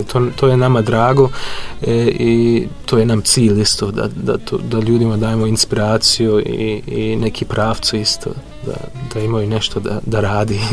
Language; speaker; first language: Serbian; non-native, fluent; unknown